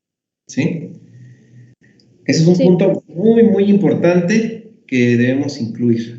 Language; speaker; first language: Spanish; native; Spanish